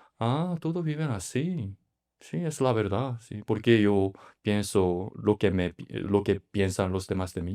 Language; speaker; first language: Spanish; non-native, learner; Korean